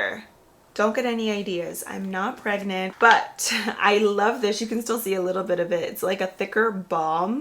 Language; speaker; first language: English; native; English